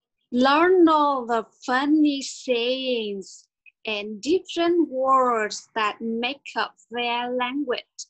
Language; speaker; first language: English; non-native, learner; Vietnamese